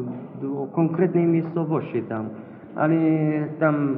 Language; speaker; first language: Polish; non-native, learner; Arabic